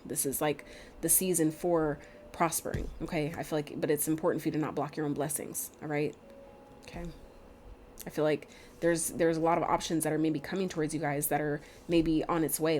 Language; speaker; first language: English; native; English